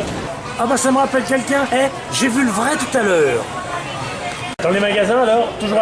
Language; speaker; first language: French; native; French